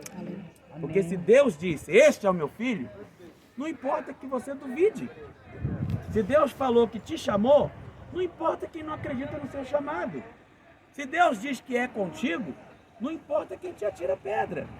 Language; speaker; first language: Portuguese; native; Portuguese